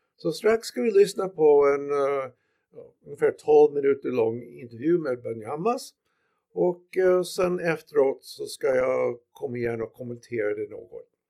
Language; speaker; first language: Swedish; non-native, fluent; English